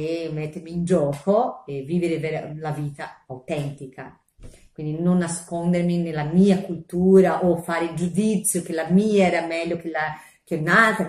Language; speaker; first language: Italian; non-native, fluent; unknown